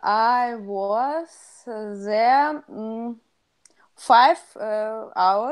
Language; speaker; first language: English; non-native, learner; Russian